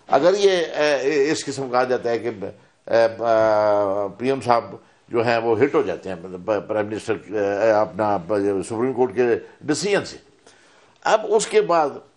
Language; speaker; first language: Urdu; native; Urdu